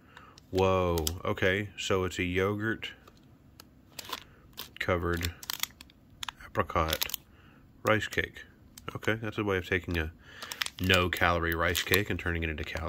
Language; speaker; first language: English; native; English